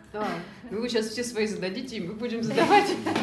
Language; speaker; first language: Russian; native; Russian